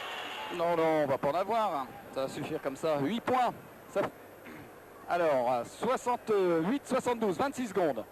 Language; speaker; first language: French; native; French